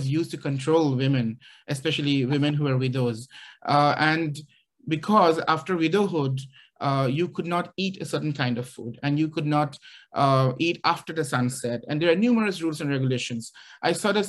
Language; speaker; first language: English; non-native, local second language; Assamese